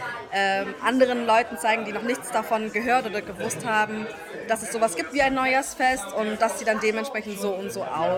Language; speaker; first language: German; early bilingual, other home language; Vietnamese